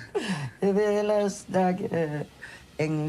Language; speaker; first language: Danish; non-native, local second language; Kalaallisut